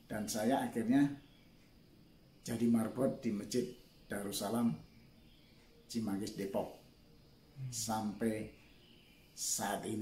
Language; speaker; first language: Indonesian; non-native, local second language; Javanese